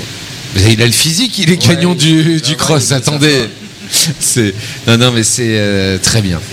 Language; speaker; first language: French; native; French